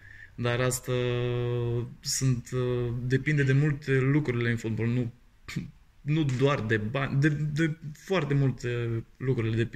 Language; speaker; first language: Romanian; non-native, fluent; Bulgarian